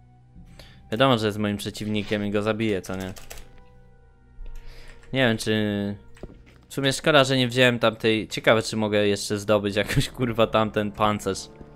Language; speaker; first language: Polish; native; Polish